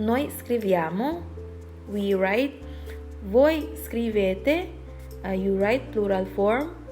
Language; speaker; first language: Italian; non-native, learner; Filipino